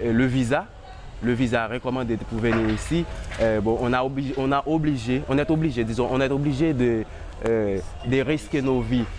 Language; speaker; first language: French; non-native, local second language; Haitian Creole